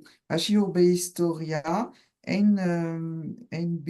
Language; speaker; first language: Hebrew; non-native, learner; French